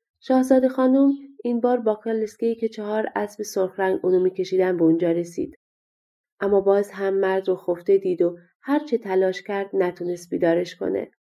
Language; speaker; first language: Persian; native; Persian